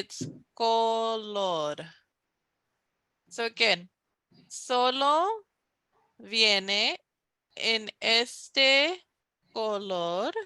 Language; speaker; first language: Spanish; non-native, fluent; English